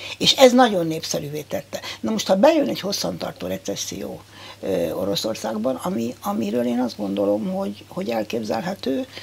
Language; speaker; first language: Hungarian; native; Hungarian